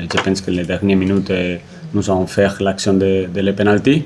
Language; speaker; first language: French; non-native, fluent; Spanish